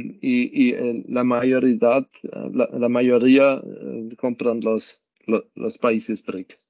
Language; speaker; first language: Spanish; non-native, learner; German